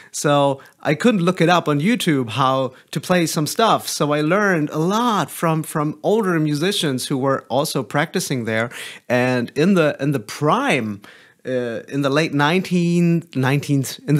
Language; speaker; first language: English; non-native, fluent; German